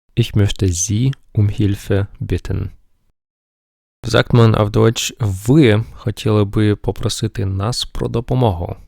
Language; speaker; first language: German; non-native, fluent; Ukrainian